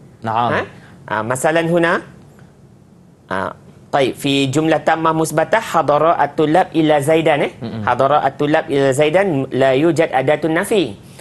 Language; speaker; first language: Arabic; non-native, fluent; Malay